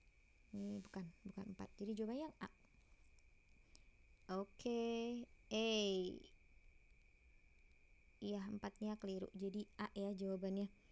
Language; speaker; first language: Indonesian; native; Indonesian